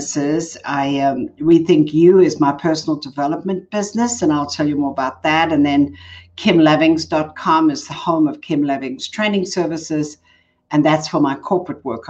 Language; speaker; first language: English; native; English